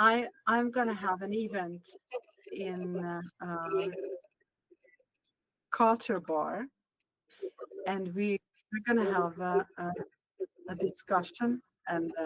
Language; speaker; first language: English; non-native, learner; Hungarian